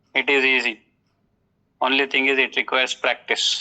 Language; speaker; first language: English; non-native, local second language; Kannada